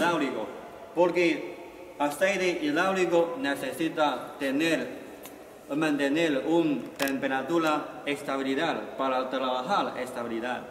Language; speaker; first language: Spanish; non-native, learner; Chinese